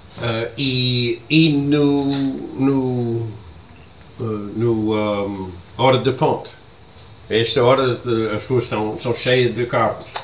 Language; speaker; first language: Portuguese; non-native, learner; English